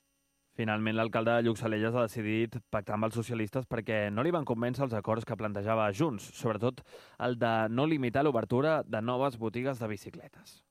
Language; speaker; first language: Catalan; native; Catalan